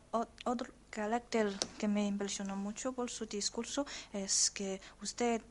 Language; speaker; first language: Spanish; non-native, learner; Chinese